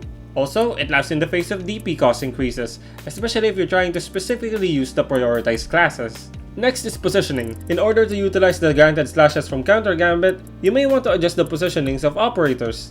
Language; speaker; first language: English; native; English